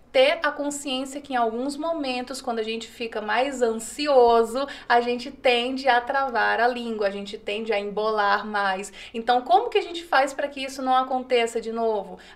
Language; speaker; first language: Portuguese; native; Portuguese